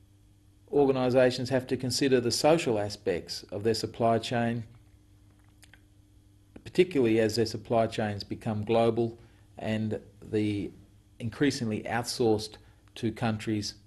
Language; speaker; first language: English; native; English